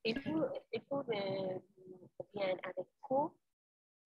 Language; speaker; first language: French; non-native, learner; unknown